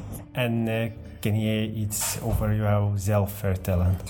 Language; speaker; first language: Dutch; non-native, learner; Arabic